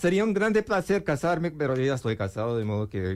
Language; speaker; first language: Spanish; non-native, learner; English